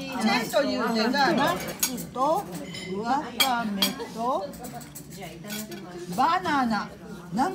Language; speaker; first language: Japanese; native; Japanese